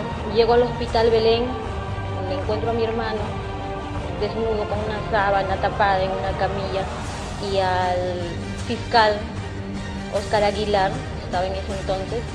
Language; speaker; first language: Spanish; native; Spanish